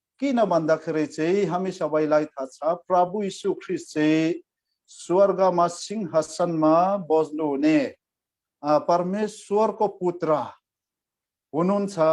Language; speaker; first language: Nepali; non-native, fluent; Mizo